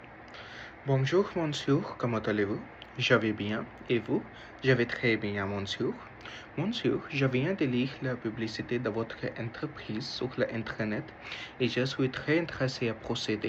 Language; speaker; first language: French; non-native, learner; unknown